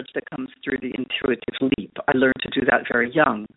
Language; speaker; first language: English; native; English